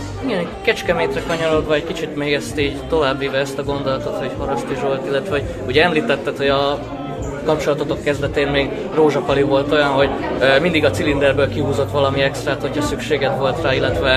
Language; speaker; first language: Hungarian; native; Hungarian